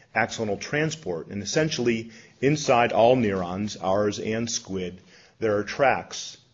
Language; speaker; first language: English; native; English